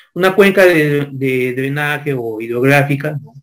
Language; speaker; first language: Spanish; native; Spanish